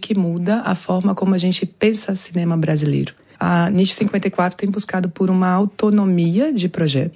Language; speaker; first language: Portuguese; native; Portuguese